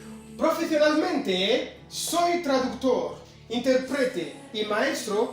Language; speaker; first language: Spanish; non-native, fluent; French